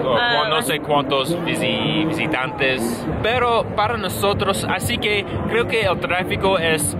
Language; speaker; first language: Spanish; non-native, learner; English